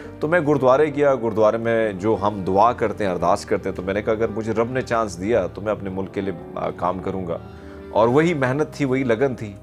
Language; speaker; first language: Urdu; non-native, local second language; Pashto